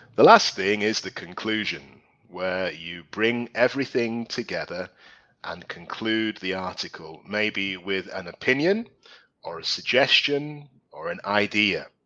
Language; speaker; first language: English; native; English